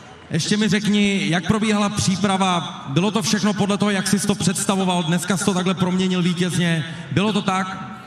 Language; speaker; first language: Czech; native; Czech